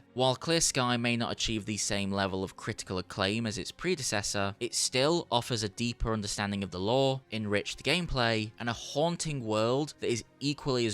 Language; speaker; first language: English; native; English